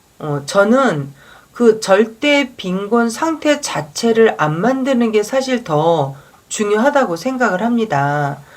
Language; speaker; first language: Korean; native; Korean